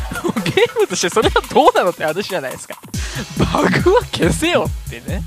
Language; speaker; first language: Japanese; native; Japanese